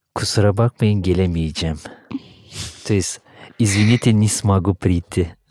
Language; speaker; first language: Russian; non-native, fluent; Turkish